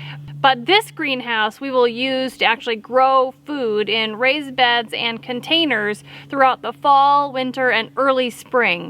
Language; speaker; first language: English; native; English